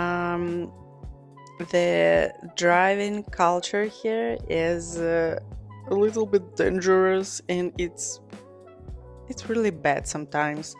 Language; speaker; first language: English; non-native, fluent; Georgian